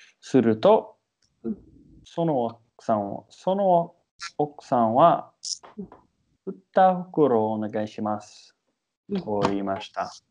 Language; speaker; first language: Japanese; non-native, learner; English